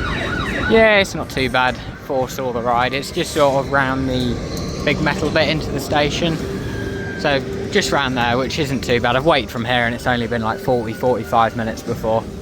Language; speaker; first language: English; native; English